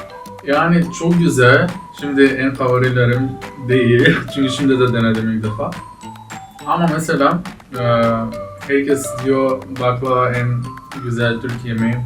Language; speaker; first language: Turkish; non-native, fluent; Macedonian